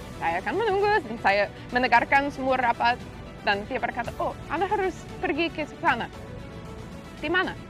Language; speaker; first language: Indonesian; non-native, learner; English